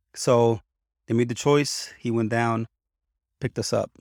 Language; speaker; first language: English; early bilingual, other home language; Spanish